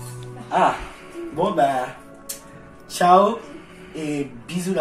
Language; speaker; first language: French; native; French